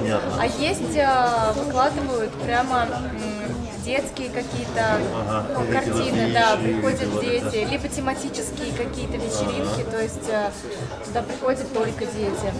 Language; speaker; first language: Russian; native; Russian